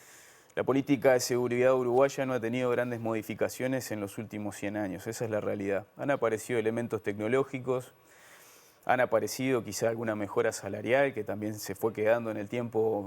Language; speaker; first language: Spanish; native; Spanish